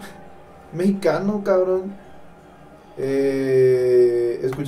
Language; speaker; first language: Spanish; native; Spanish